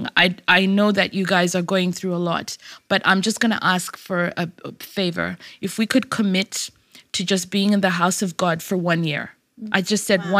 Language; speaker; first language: English; native; English